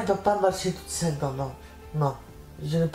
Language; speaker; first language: French; non-native, learner; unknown